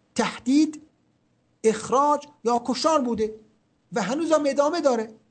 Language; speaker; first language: Persian; native; Persian